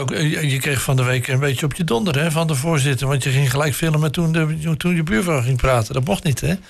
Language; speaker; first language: Dutch; native; Dutch